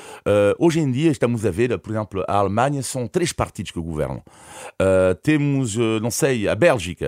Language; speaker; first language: Portuguese; non-native, fluent; French